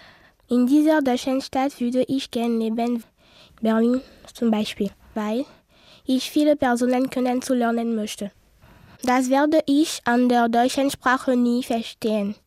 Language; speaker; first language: German; non-native, learner; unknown